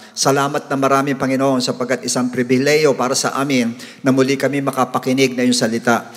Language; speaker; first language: Filipino; native; Filipino